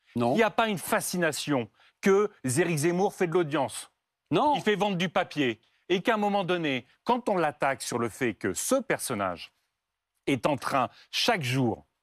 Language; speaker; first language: French; native; French